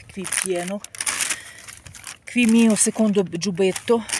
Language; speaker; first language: Italian; non-native, learner; Ukrainian